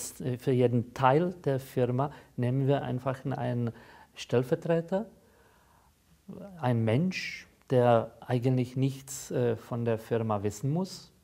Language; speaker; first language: German; non-native, fluent; Czech